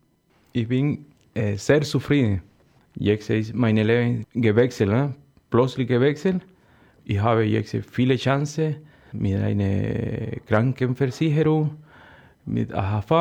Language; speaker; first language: German; non-native, learner; Spanish